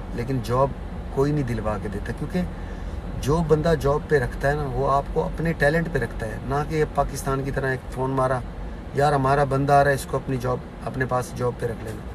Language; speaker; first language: Urdu; non-native, local second language; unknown